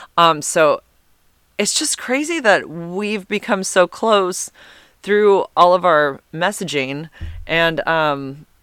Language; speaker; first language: English; native; English